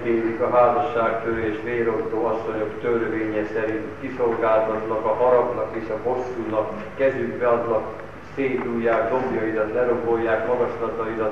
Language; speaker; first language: Hungarian; native; Hungarian